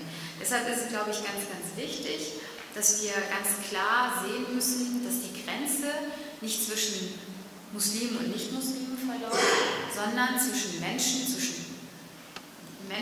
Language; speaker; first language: German; early bilingual, other home language; Turkish